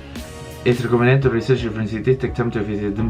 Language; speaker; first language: English; non-native, learner; Indonesian